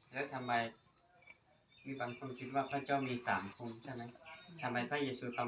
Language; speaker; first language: Thai; non-native, local second language; Hmong